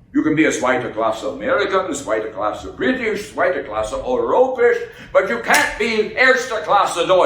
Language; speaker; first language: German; non-native, learner; English